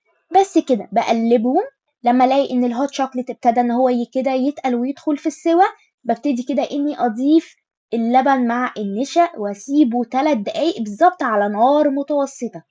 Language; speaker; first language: Arabic; native; Arabic